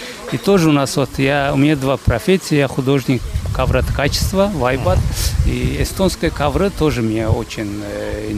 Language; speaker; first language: Russian; non-native, fluent; Azerbaijani